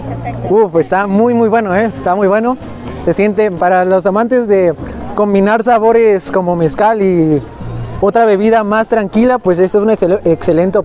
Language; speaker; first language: Spanish; native; Spanish